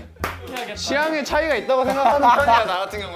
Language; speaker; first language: Korean; native; Korean